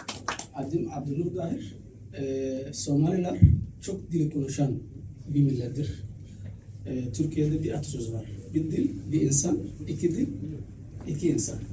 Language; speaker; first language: Turkish; non-native, learner; Somali